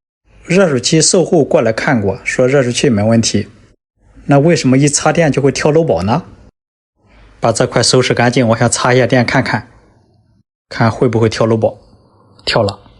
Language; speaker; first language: Chinese; native; Chinese